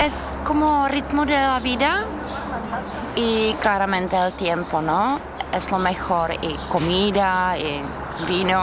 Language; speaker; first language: Spanish; non-native, fluent; Czech